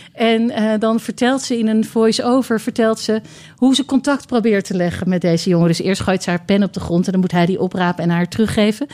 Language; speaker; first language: Dutch; native; Dutch